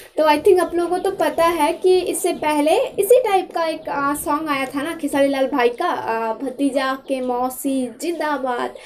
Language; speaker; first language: Hindi; non-native, local second language; Bangla